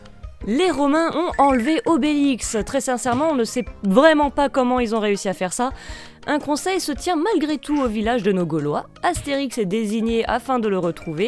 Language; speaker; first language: French; native; French